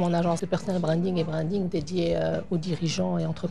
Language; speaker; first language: French; native; French